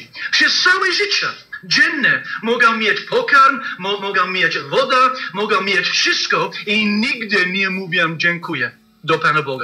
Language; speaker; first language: Polish; non-native, learner; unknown